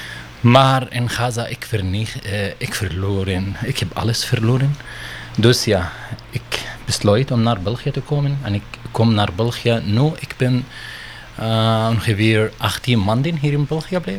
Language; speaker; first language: Dutch; non-native, learner; Arabic